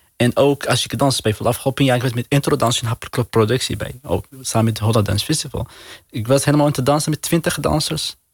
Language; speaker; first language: Dutch; non-native, learner; Arabic